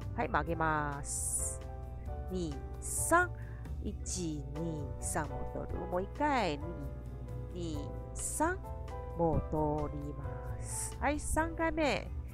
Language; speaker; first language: Japanese; non-native, fluent; Chinese